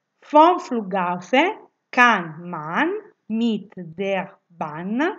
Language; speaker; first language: German; non-native, learner; Italian